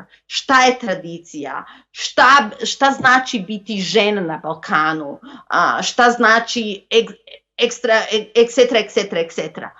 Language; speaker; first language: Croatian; non-native, local second language; Macedonian